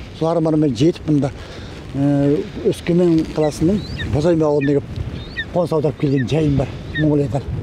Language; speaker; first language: Kazakh; early bilingual, heritage; Kazakh